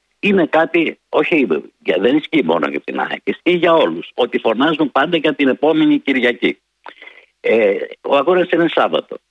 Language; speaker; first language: Greek; native; Greek